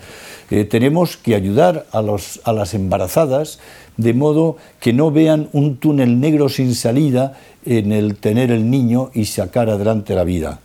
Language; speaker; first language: Spanish; native; Spanish